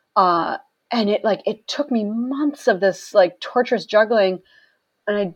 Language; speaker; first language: English; native; English